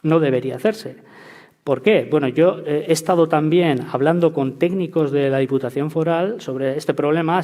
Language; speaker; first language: Spanish; native; Spanish